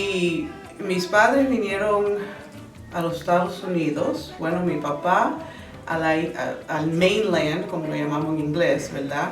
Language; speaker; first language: Spanish; early bilingual, other home language; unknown